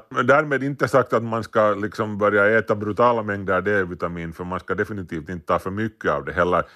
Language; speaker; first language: Swedish; native; Swedish